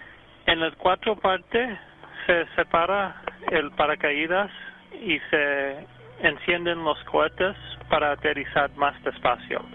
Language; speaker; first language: Spanish; early bilingual, heritage; English